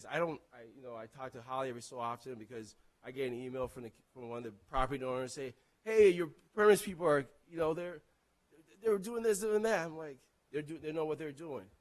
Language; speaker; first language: English; non-native, local second language; Akan